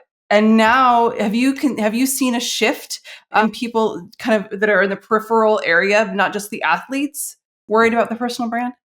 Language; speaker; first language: English; native; English